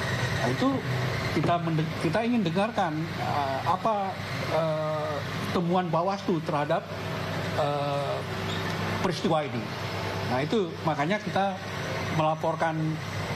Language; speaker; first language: Indonesian; native; Indonesian